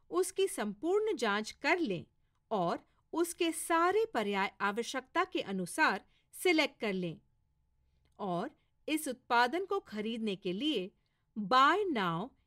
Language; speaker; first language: Hindi; non-native, local second language; Marathi